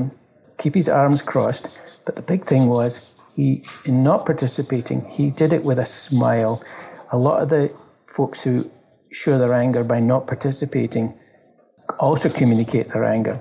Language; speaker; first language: English; native; English